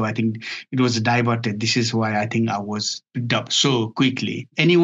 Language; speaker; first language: English; non-native, fluent; Nepali